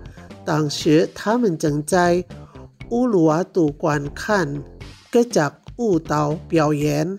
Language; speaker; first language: Chinese; non-native, fluent; Indonesian